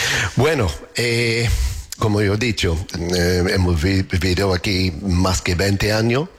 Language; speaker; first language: Spanish; non-native, learner; English